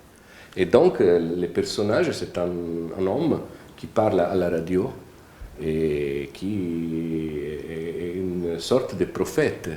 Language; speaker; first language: French; non-native, fluent; Italian